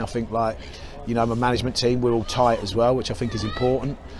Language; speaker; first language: English; native; English